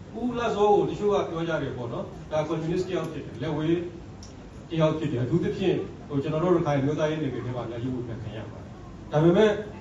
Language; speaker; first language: Burmese; non-native, local second language; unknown